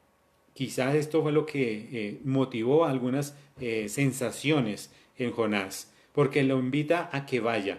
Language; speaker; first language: Spanish; native; Spanish